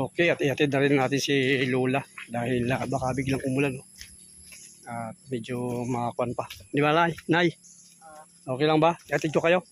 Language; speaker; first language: Filipino; non-native, local second language; Iloko